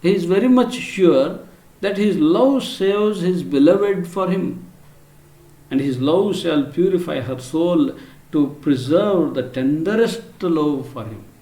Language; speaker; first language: English; non-native, local second language; Kannada